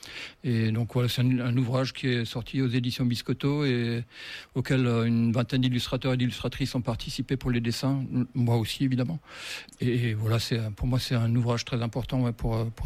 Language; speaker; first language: French; native; French